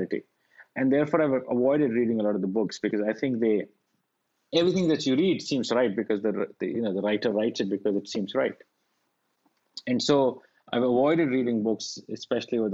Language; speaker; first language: English; non-native, local second language; Hindi